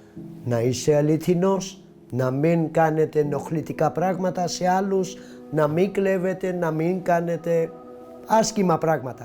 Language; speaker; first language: Greek; non-native, learner; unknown